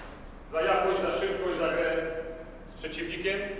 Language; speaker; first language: Polish; native; Polish